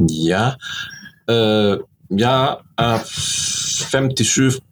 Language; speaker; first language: Norwegian; non-native, fluent; Bosnian